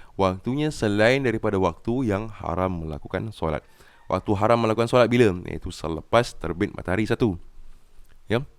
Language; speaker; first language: Malay; native; Malay